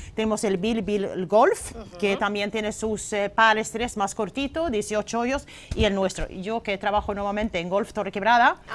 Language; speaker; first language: Spanish; non-native, fluent; Swedish